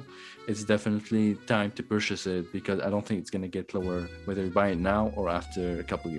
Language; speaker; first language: English; non-native, fluent; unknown